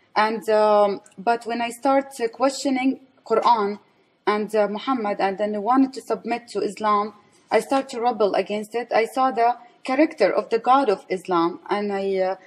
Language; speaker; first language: English; non-native, fluent; Arabic